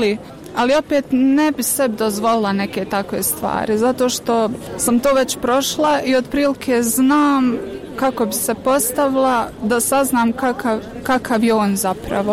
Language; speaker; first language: Croatian; native; Croatian